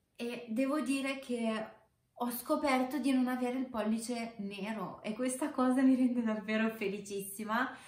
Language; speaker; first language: Italian; non-native, fluent; Romanian